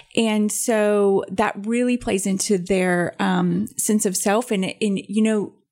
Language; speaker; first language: English; native; English